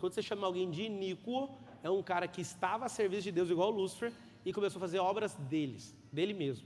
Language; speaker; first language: Portuguese; native; Portuguese